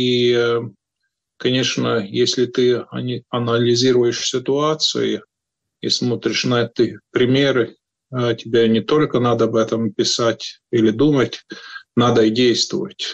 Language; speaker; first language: Russian; non-native, fluent; Latvian